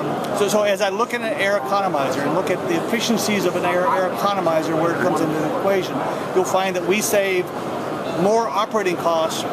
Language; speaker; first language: English; native; English